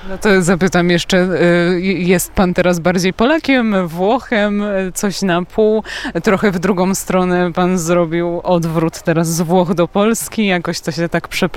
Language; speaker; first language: Polish; native; Polish